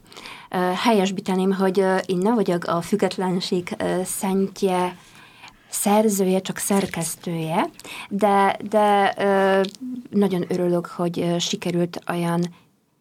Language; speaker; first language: Hungarian; non-native, fluent; Polish